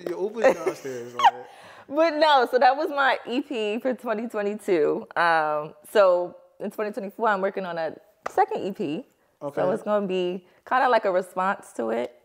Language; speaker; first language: English; native; English